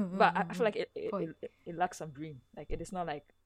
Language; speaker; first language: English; non-native, fluent; Japanese